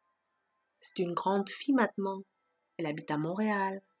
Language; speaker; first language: French; non-native, fluent; Persian